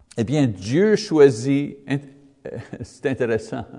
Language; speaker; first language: French; non-native, learner; English